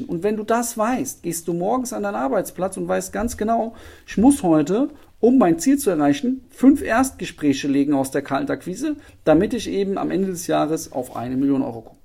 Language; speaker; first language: German; native; German